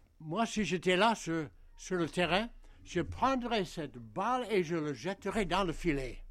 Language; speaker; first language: French; non-native, fluent; English